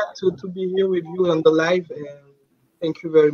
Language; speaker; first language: English; non-native, learner; French